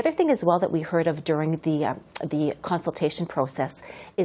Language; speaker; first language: English; native; English